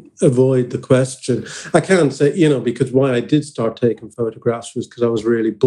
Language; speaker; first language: English; native; English